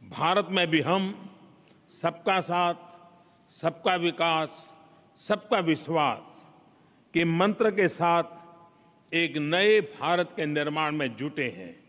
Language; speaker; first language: Hindi; non-native, local second language; Gujarati